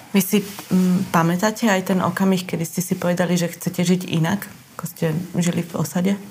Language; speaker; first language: Slovak; native; Slovak